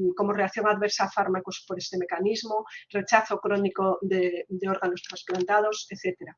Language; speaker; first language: Spanish; native; Spanish